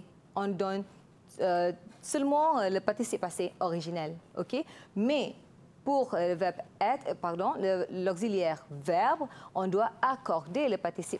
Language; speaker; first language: French; non-native, fluent; Malay